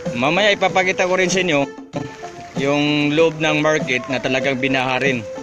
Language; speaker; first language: Filipino; non-native, local second language; Maranao